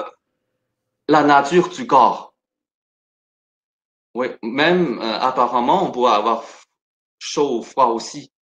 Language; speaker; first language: French; non-native, fluent; Chinese